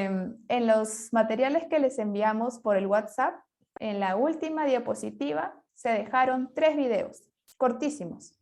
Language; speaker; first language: Spanish; native; Spanish